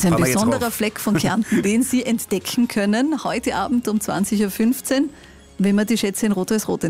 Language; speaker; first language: German; native; German